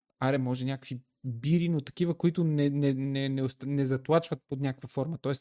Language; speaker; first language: Bulgarian; native; Bulgarian